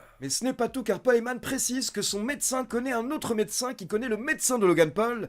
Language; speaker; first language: French; native; French